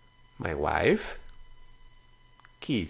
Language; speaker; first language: English; non-native, fluent; Spanish